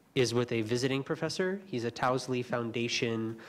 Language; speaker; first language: English; native; English